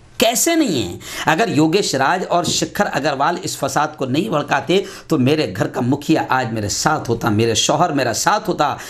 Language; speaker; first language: Urdu; native; Urdu